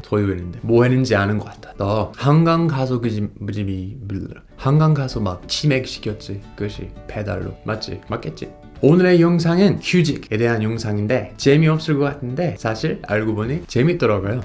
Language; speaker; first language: Korean; non-native, learner; English